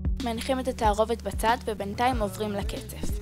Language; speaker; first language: Hebrew; native; Hebrew